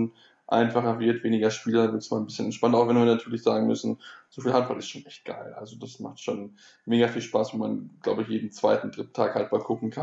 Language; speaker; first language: German; native; German